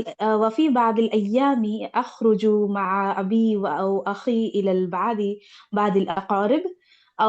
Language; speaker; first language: Arabic; non-native, learner; Urdu